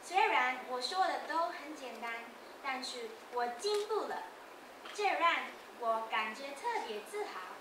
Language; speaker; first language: Chinese; non-native, fluent; Japanese